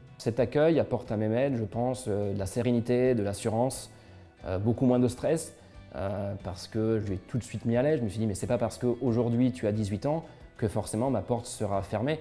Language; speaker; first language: French; native; French